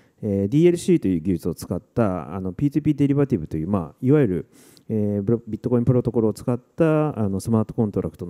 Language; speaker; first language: Japanese; native; Japanese